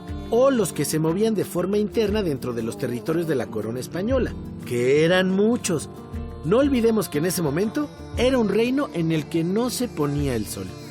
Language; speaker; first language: Spanish; native; Spanish